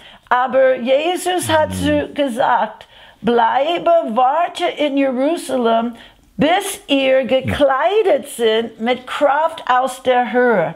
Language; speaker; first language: German; non-native, fluent; English